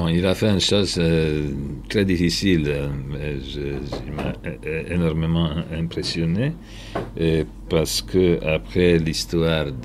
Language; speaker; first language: French; non-native, fluent; Polish